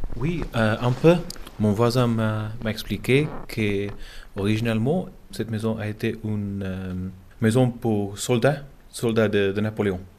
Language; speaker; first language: French; non-native, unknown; English